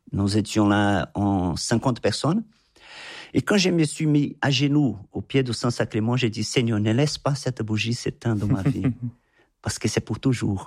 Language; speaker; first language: French; non-native, fluent; Portuguese